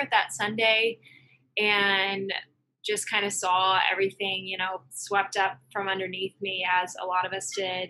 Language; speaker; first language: English; native; English